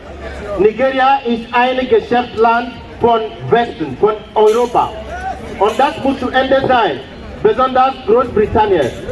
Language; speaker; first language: German; non-native, learner; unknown